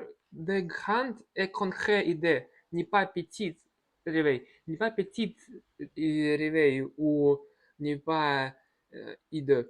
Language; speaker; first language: French; non-native, learner; Russian